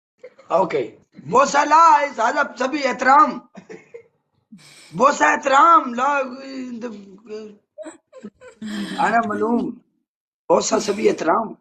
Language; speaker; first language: Arabic; non-native, learner; Punjabi